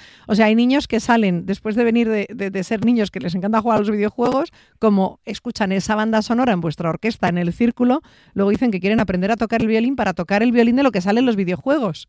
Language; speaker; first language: Spanish; native; Spanish